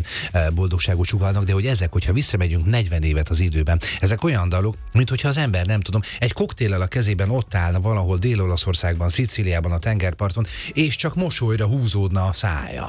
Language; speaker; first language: Hungarian; native; Hungarian